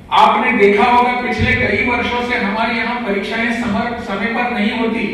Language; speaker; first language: Hindi; non-native, local second language; Konkani